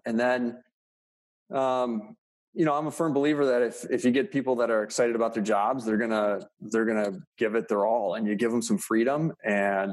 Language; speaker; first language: English; native; English